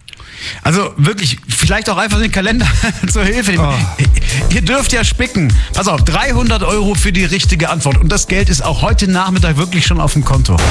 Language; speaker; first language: German; native; German